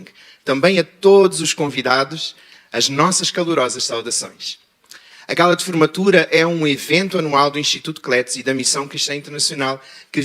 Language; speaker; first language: Portuguese; native; Portuguese